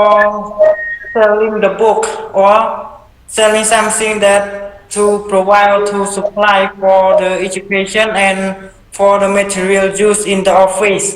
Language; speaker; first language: English; non-native, learner; Khmer